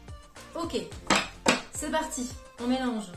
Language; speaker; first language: French; native; French